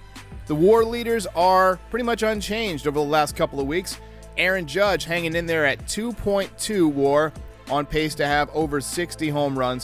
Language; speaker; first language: English; native; English